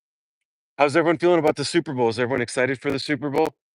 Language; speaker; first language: English; native; English